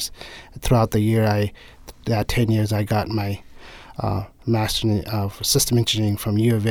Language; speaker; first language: English; non-native, local second language; Nepali